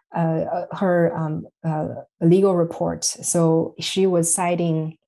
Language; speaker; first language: English; non-native, fluent; Chinese